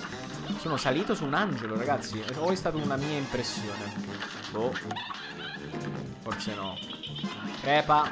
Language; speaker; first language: Italian; native; Italian